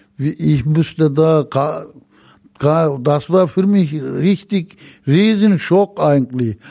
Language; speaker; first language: German; non-native, learner; Turkish